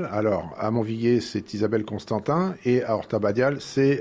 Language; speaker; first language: French; native; French